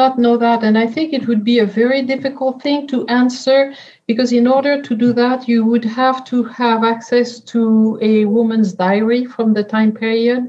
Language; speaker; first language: English; non-native, fluent; French